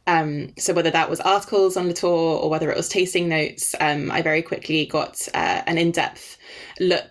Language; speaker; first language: English; non-native, fluent; Danish